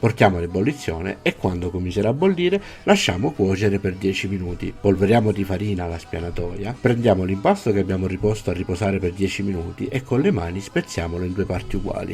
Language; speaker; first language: Italian; native; Italian